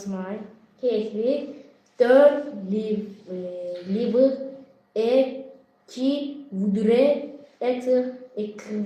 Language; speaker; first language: French; non-native, learner; Azerbaijani